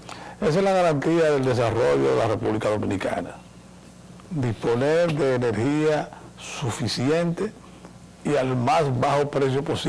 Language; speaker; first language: Spanish; native; Spanish